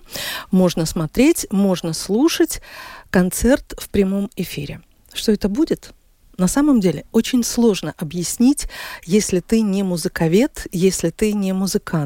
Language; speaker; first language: Russian; native; Russian